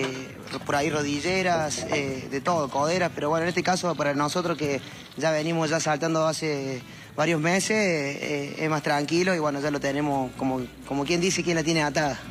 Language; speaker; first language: Spanish; native; Spanish